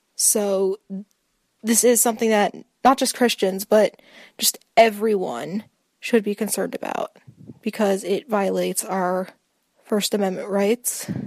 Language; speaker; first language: English; native; English